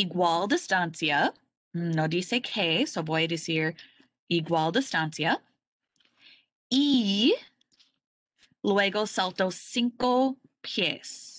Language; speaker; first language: Spanish; non-native, learner; English